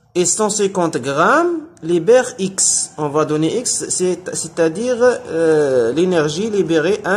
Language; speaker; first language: French; non-native, local second language; Arabic